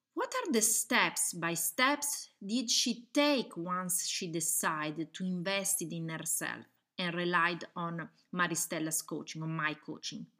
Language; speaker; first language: English; non-native, fluent; Italian